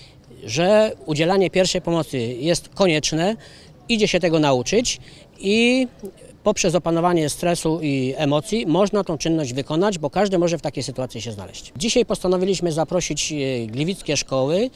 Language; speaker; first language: Polish; native; Polish